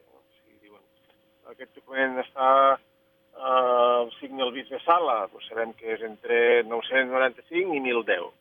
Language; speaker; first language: Catalan; native; Catalan